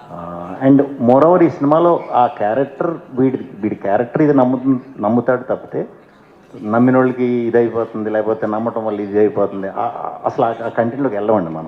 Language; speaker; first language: Telugu; native; Telugu